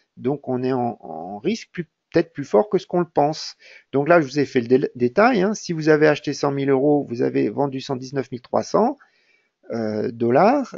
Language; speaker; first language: French; native; French